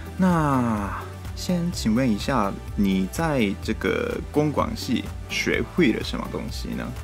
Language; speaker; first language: Chinese; non-native, fluent; Japanese